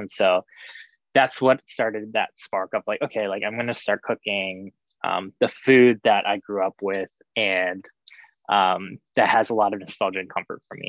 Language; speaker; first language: English; native; English